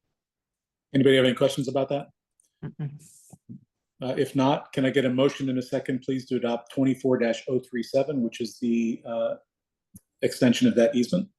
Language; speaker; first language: English; native; English